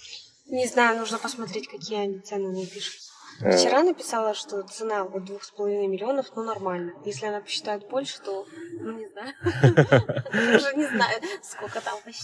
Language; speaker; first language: Russian; native; Russian